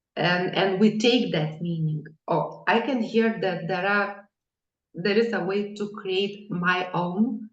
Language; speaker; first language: English; non-native, fluent; Lithuanian